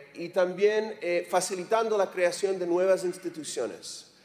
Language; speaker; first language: Spanish; non-native, fluent; English